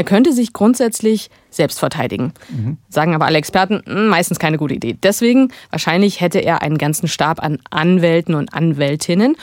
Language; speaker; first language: German; native; German